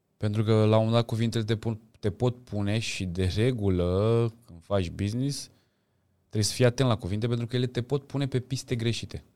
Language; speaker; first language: Romanian; native; Romanian